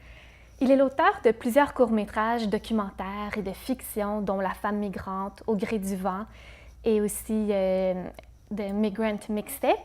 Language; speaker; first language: French; native; French